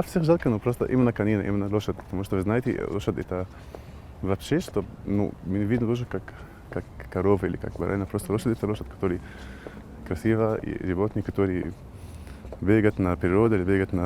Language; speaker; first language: Russian; non-native, learner; Arabic